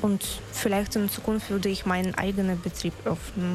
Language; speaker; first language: German; non-native, learner; Russian